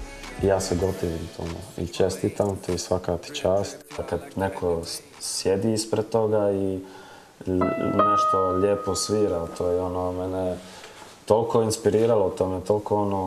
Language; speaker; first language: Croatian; early bilingual, heritage; Croatian